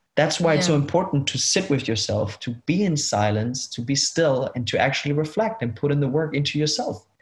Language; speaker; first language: English; non-native, fluent; German